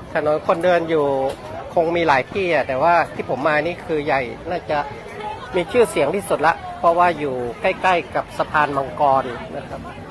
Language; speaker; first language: Thai; native; Thai